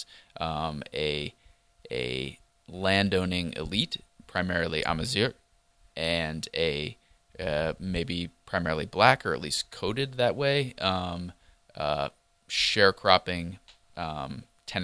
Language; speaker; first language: English; native; English